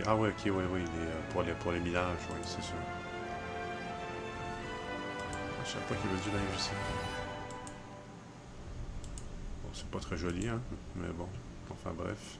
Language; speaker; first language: French; native; French